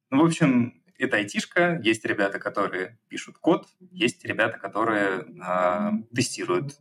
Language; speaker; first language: Russian; native; Russian